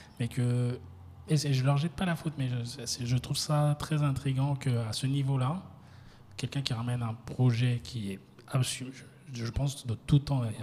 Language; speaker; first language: French; native; French